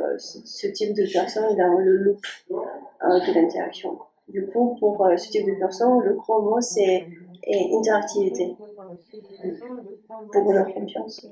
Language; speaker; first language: French; non-native, fluent; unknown